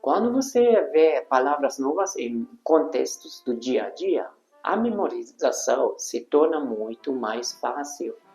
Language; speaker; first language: Portuguese; non-native, fluent; Hungarian